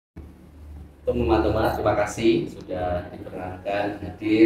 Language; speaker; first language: Indonesian; native; Indonesian